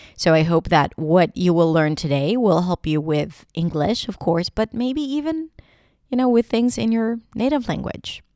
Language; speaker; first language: English; non-native, fluent; Hebrew